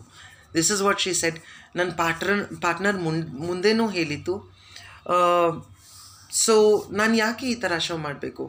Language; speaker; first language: Kannada; non-native, learner; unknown